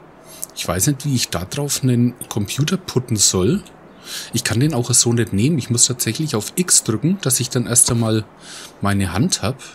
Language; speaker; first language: German; native; German